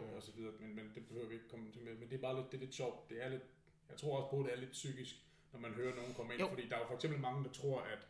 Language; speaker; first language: Danish; native; Danish